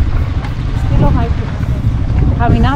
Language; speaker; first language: Spanish; non-native, fluent; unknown